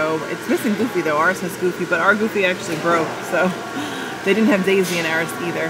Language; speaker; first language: English; native; English